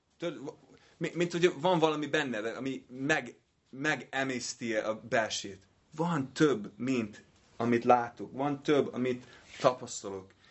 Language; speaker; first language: Hungarian; non-native, fluent; English